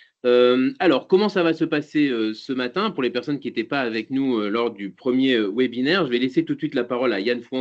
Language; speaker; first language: French; native; French